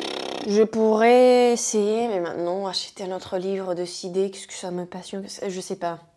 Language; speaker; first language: French; non-native, fluent; Spanish